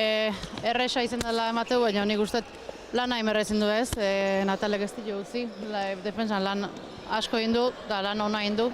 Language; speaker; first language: Basque; native; Basque